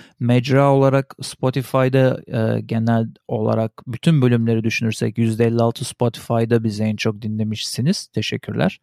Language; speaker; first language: Turkish; early bilingual, heritage; Turkish